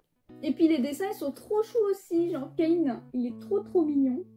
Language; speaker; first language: French; native; French